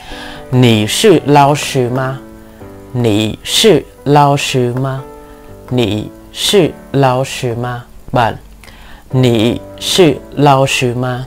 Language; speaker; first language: Chinese; non-native, fluent; Khmer